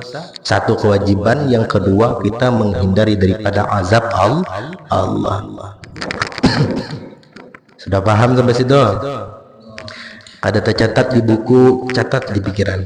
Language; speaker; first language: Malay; non-native, local second language; Banjar